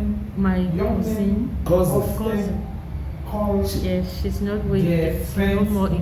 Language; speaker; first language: English; non-native, learner; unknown